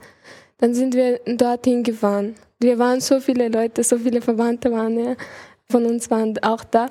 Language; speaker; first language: German; early bilingual, other home language; Chechen